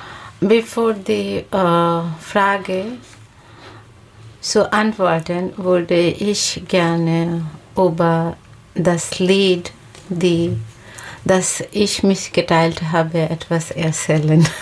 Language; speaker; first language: German; non-native, learner; Bangla